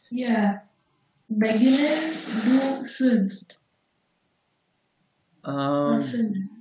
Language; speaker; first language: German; non-native, learner; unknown